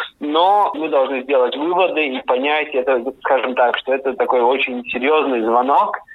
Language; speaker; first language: Russian; native; Russian